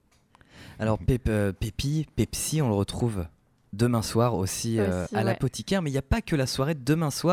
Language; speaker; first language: French; native; French